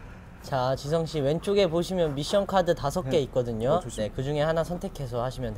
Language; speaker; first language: Korean; native; Korean